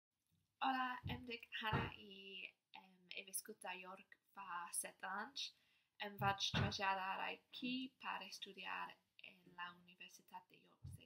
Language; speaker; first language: Catalan; non-native, learner; English